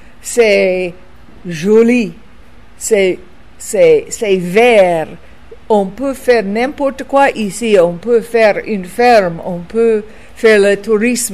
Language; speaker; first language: French; non-native, fluent; English